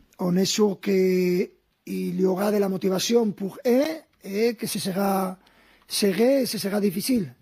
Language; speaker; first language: French; non-native, fluent; Spanish